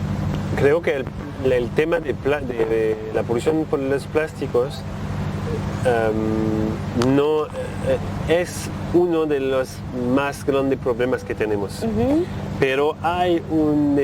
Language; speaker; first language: Spanish; non-native, learner; French